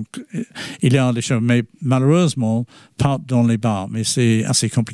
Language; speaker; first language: French; non-native, fluent; English